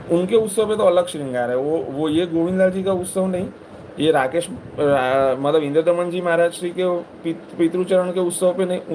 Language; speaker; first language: Hindi; non-native, local second language; Gujarati